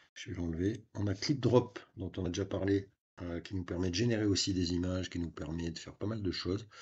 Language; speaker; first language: French; native; French